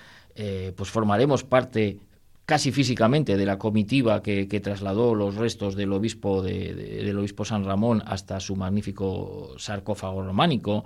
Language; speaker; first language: Spanish; native; Spanish